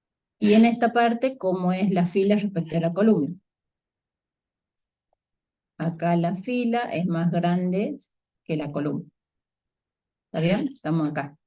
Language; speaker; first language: Spanish; native; Spanish